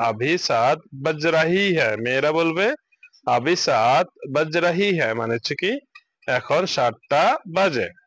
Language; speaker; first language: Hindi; non-native, learner; Bangla